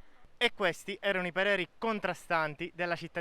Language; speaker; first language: Italian; native; Italian